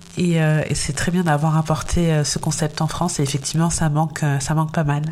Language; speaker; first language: French; native; French